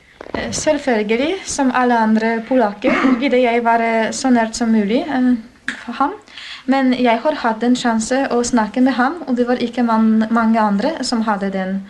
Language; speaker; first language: Norwegian; non-native, fluent; Polish